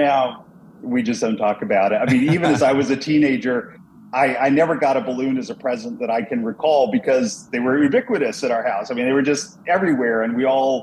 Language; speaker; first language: English; native; English